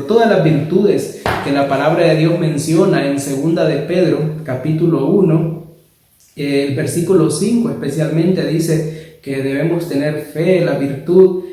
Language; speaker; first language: Spanish; native; Spanish